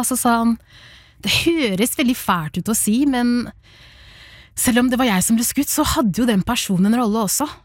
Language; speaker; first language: Norwegian; early bilingual, other home language; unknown